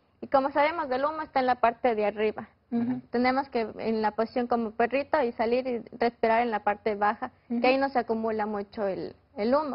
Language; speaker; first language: Spanish; native; Spanish